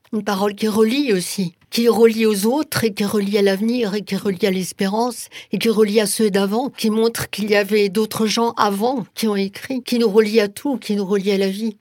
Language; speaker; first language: French; non-native, local second language; Swiss German